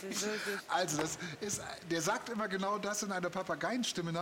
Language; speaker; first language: German; native; German